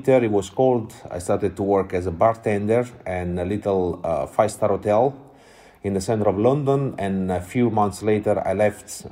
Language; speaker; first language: English; non-native, fluent; Italian